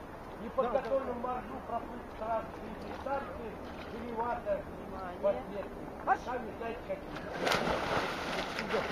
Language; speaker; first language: Russian; native; Russian